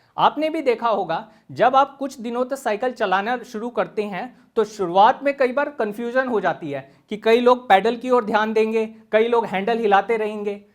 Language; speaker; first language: Hindi; native; Hindi